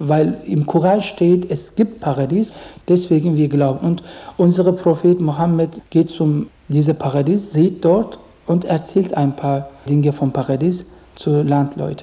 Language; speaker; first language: German; non-native, learner; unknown